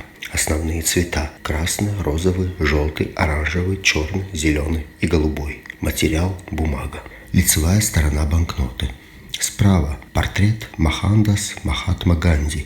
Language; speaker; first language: Russian; native; Russian